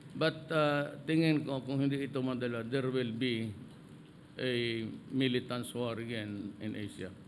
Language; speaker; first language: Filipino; non-native, local second language; Cebuano